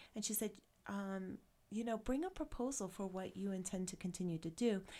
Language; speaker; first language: English; native; English